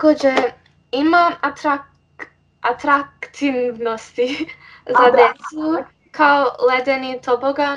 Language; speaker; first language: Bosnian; early bilingual, heritage; English